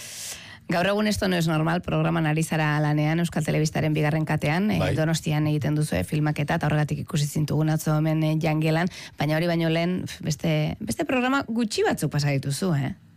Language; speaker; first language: Basque; native; Basque